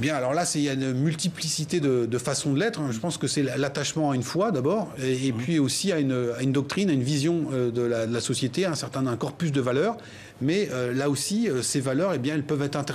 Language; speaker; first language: French; native; French